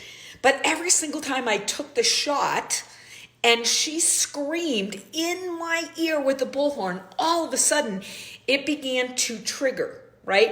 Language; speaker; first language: English; native; English